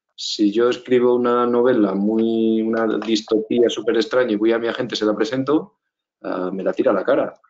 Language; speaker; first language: Spanish; native; Spanish